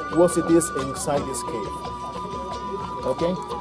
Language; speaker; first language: English; non-native, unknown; Spanish